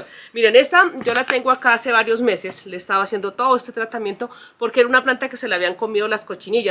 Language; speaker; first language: Spanish; native; Spanish